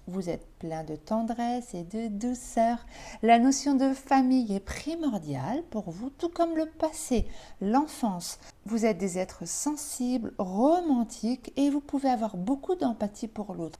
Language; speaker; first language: French; native; French